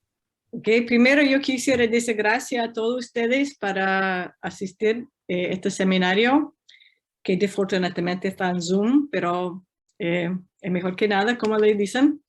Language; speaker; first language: Spanish; non-native, fluent; English